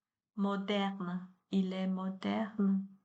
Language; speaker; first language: French; non-native, learner; Chinese